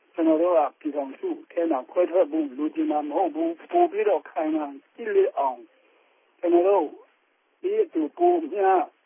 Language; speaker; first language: Burmese; non-native, local second language; Tedim Chin